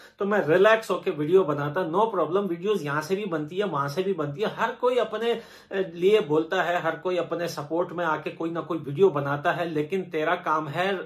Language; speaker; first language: Hindi; native; Hindi